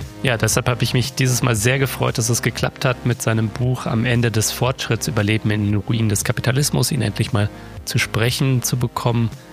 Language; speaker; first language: German; native; German